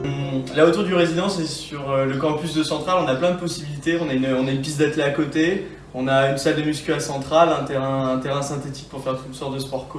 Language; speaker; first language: French; native; French